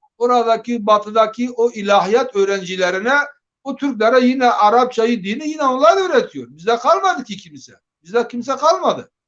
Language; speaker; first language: Turkish; non-native, local second language; Zaza